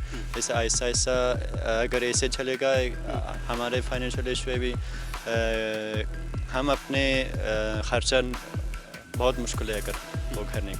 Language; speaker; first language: Hindi; non-native, learner; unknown